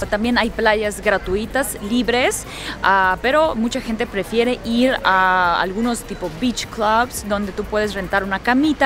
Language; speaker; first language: Spanish; early bilingual, heritage; Russian